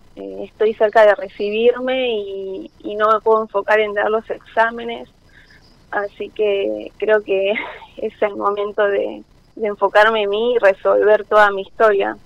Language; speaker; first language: Spanish; native; Spanish